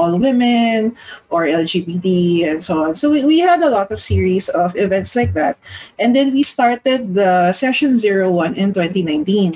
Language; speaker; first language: English; non-native, local second language; Filipino